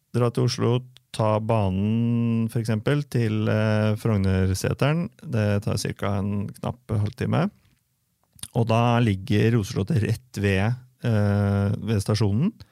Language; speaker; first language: Norwegian; native; Norwegian